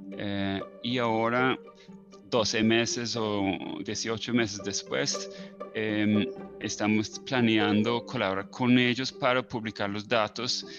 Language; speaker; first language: Spanish; non-native, fluent; English